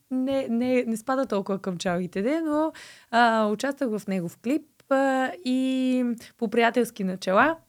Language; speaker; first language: Bulgarian; native; Bulgarian